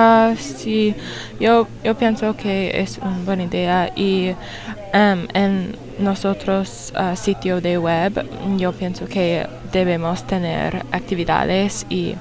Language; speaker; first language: Spanish; non-native, learner; English